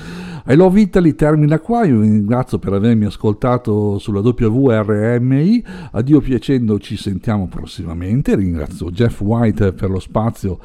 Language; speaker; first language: Italian; native; Italian